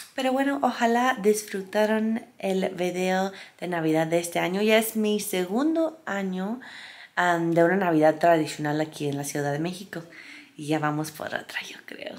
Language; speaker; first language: Spanish; non-native, fluent; English